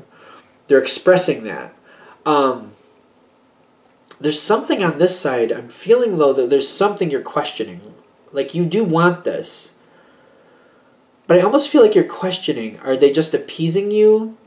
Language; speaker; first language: English; native; English